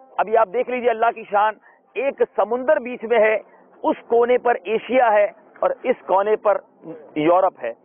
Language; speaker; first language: Urdu; native; Urdu